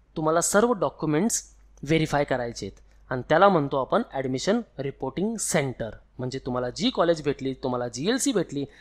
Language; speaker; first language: Marathi; non-native, local second language; Hindi